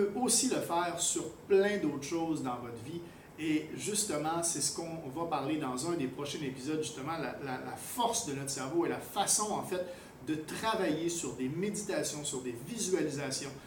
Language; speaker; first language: French; native; French